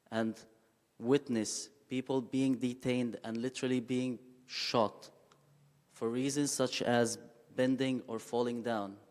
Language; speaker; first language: English; non-native, fluent; Arabic